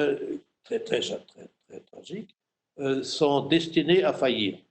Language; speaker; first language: French; non-native, fluent; German